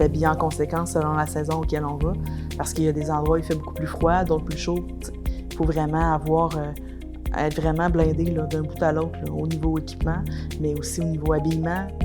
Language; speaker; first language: French; native; French